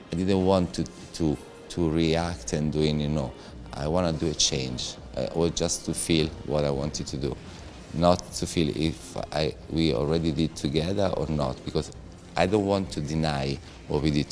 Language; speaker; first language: English; non-native, fluent; Italian